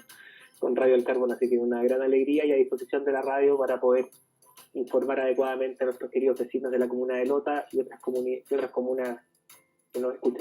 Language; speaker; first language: Spanish; native; Spanish